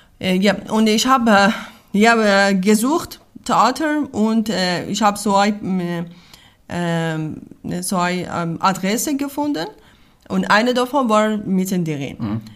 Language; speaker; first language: German; non-native, learner; Persian